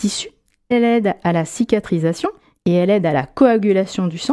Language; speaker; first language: French; native; French